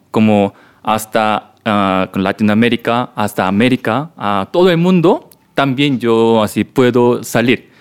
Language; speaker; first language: Spanish; non-native, learner; Korean